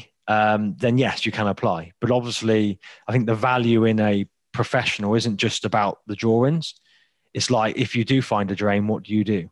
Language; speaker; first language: English; native; English